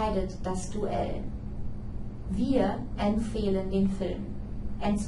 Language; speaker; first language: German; non-native, fluent; English